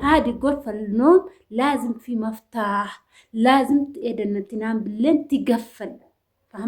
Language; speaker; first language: Arabic; non-native, learner; Oromo